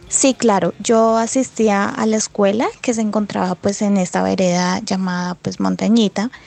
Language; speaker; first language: Spanish; native; Spanish